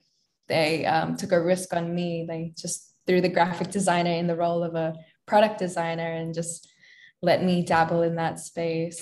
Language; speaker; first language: English; native; English